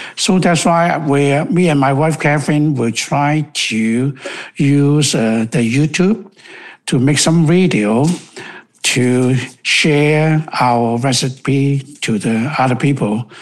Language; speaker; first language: English; non-native, local second language; Cantonese